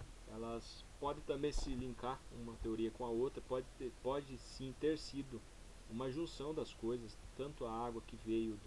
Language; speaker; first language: Portuguese; native; Portuguese